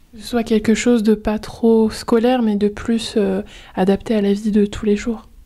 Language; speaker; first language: French; native; French